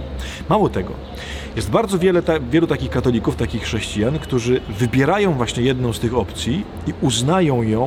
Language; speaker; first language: Polish; native; Polish